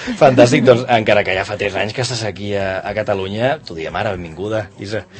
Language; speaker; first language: Catalan; native; Catalan